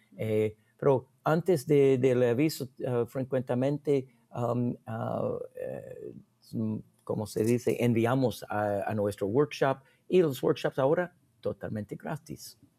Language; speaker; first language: Spanish; non-native, learner; English